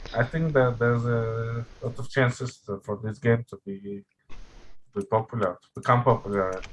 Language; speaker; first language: English; non-native, fluent; Russian